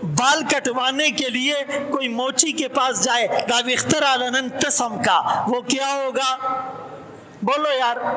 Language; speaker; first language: Urdu; non-native, local second language; Pashto